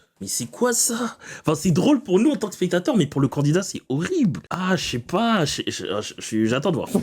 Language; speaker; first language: French; native; French